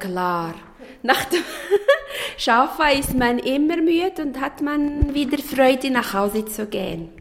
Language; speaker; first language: German; non-native, fluent; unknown